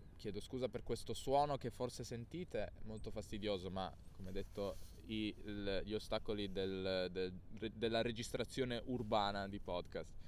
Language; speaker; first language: Italian; native; Italian